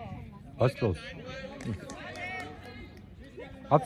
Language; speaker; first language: German; non-native, learner; Turkish